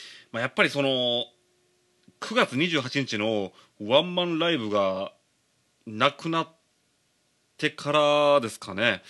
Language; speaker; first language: Japanese; native; Japanese